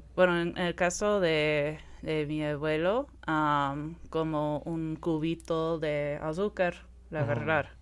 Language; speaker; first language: Spanish; non-native, fluent; English